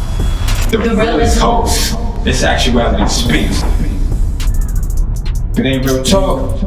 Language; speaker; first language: English; native; English